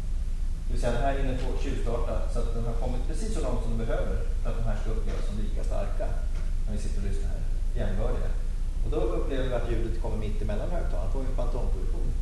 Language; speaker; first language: Swedish; native; Swedish